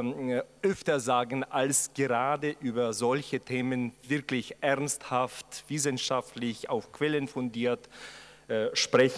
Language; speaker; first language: German; non-native, fluent; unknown